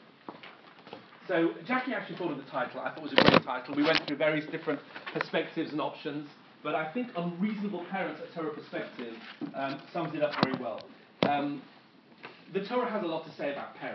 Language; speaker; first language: English; native; English